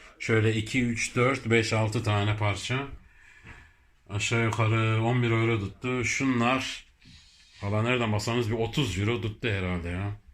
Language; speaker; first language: Turkish; early bilingual, heritage; Turkish